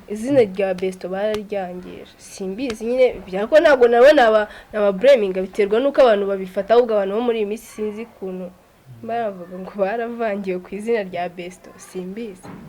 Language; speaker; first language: Kinyarwanda; native; Kinyarwanda